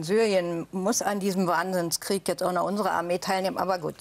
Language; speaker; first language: German; native; German